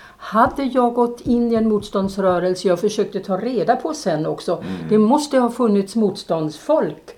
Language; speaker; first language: Swedish; non-native, fluent; German